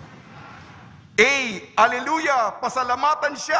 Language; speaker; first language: Filipino; native; Filipino